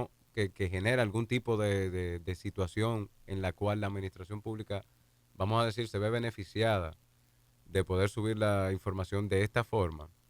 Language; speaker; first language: Spanish; native; Spanish